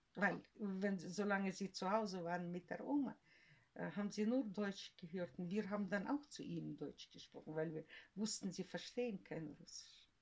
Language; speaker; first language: German; early bilingual, heritage; German